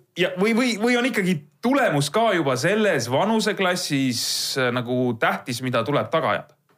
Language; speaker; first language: Estonian; native; Estonian